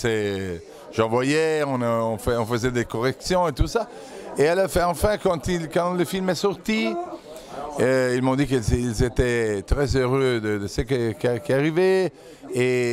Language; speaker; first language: French; non-native, fluent; Italian